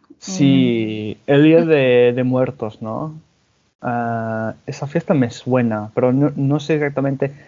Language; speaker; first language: Spanish; non-native, fluent; English